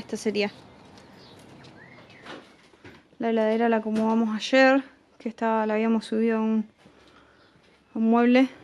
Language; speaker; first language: Spanish; native; Spanish